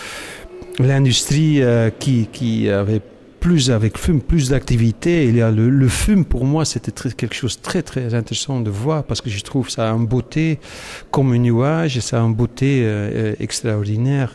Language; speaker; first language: French; non-native, local second language; Dutch